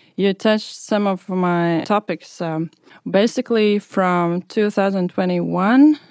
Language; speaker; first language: English; non-native, fluent; Latvian